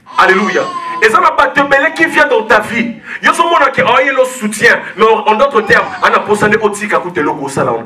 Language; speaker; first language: French; non-native, local second language; Lingala